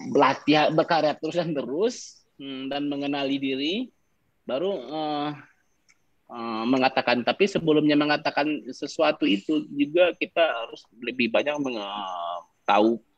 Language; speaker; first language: Indonesian; non-native, local second language; Minangkabau